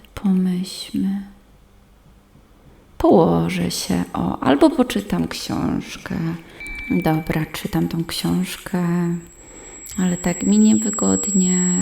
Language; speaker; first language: Polish; native; Polish